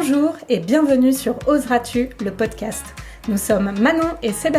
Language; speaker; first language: French; native; French